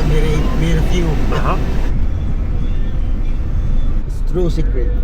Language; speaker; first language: English; non-native, learner; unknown